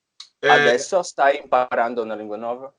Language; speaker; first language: Italian; non-native, fluent; Portuguese